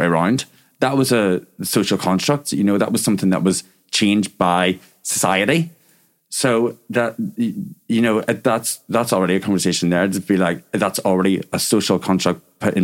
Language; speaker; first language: English; native; English